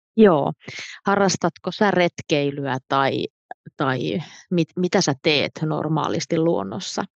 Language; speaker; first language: Finnish; native; Finnish